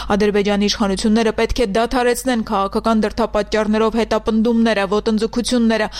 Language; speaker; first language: Armenian; native; Armenian